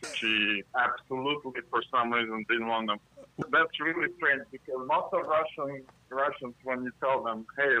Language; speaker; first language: English; non-native, fluent; Russian